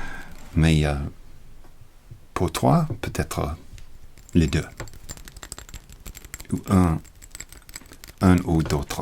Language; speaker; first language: French; non-native, learner; English